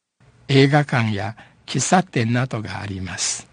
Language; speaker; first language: Japanese; non-native, fluent; Min Nan Chinese